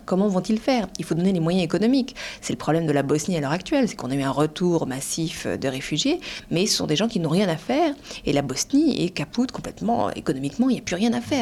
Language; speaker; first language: French; native; French